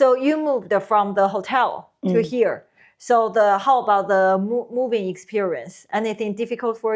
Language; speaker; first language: English; non-native, learner; Chinese